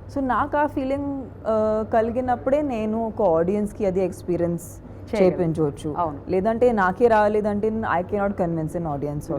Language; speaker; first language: Telugu; non-native, fluent; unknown